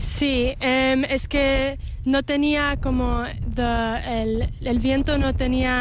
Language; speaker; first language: Spanish; early bilingual, heritage; English